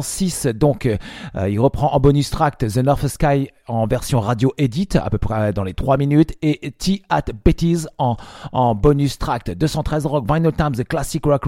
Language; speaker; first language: French; native; French